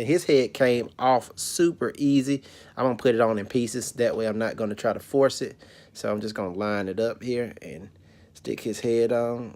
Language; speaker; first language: English; native; English